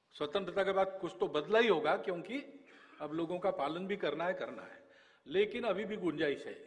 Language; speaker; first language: Hindi; non-native, local second language; Marathi